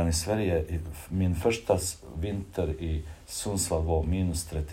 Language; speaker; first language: Swedish; non-native, fluent; Bosnian